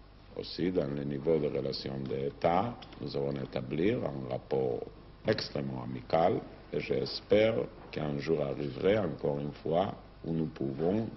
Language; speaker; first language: French; non-native, fluent; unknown